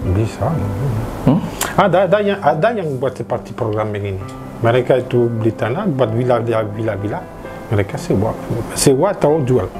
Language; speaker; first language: Indonesian; non-native, learner; French